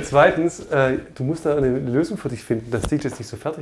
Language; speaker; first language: German; native; German